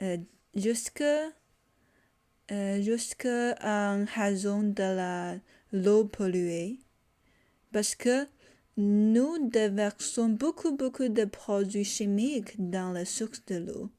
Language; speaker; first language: French; non-native, learner; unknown